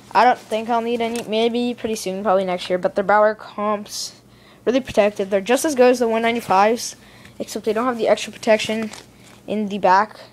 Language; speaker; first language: English; native; English